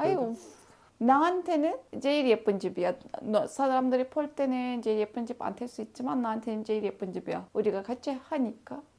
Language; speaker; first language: Korean; non-native, learner; Turkish